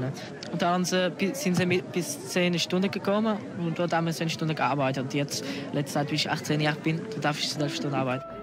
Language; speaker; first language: German; non-native, learner; Portuguese